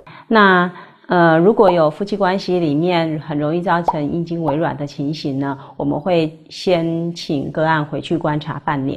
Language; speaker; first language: Chinese; native; Chinese